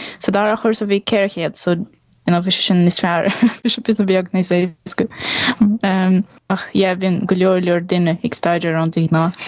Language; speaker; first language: Irish; non-native, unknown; Portuguese